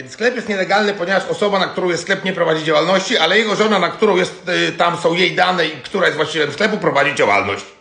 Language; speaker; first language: Polish; native; Polish